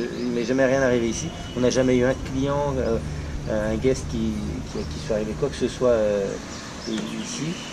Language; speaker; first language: French; early bilingual, heritage; French